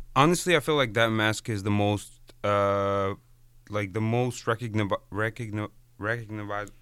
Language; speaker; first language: English; non-native, fluent; Arabic